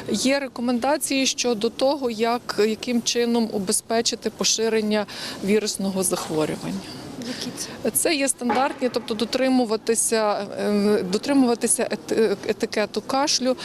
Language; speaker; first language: Ukrainian; native; Ukrainian